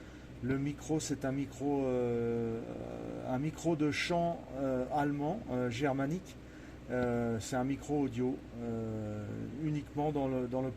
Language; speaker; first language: French; native; French